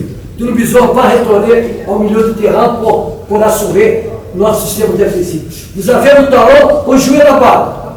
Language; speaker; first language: French; non-native, fluent; Portuguese